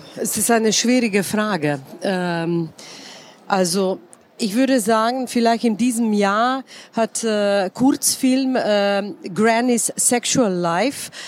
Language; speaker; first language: German; non-native, fluent; Slovenian